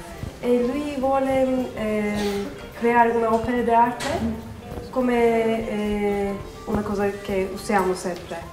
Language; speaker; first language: Italian; non-native, learner; Turkish